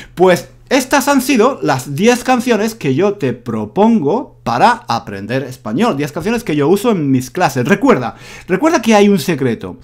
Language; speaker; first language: Spanish; native; Spanish